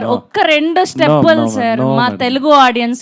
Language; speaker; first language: Telugu; native; Telugu